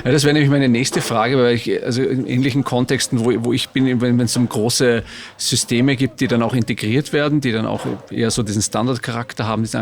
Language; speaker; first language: German; native; German